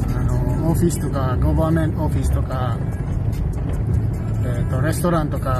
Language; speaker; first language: Japanese; non-native, fluent; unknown